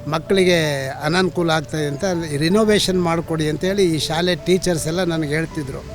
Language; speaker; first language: Kannada; native; Kannada